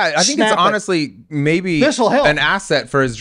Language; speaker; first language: English; native; English